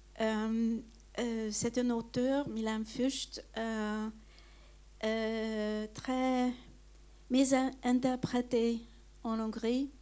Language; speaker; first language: French; non-native, fluent; Hungarian